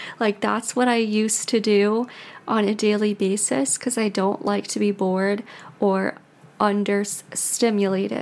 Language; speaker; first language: English; native; English